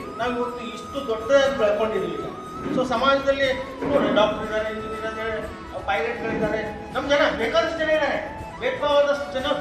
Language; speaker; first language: Kannada; non-native, local second language; Lambadi